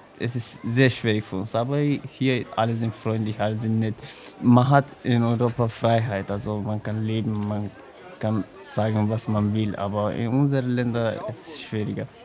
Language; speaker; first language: German; non-native, learner; Persian